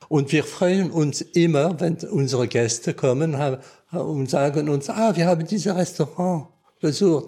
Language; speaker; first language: German; non-native, learner; French